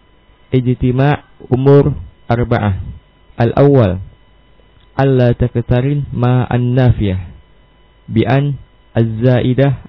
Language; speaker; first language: Arabic; non-native, learner; Indonesian